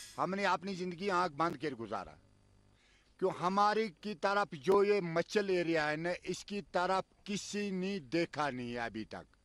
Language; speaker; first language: Hindi; non-native, local second language; Kashmiri